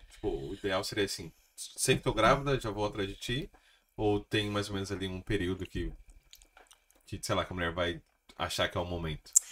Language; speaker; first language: Portuguese; native; Portuguese